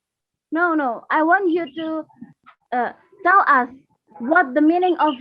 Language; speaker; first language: English; non-native, learner; Indonesian